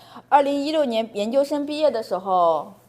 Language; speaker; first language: Chinese; native; Chinese